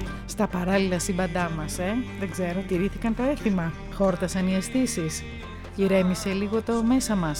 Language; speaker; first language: Greek; native; Greek